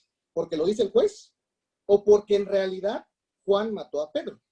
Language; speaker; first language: Spanish; native; Spanish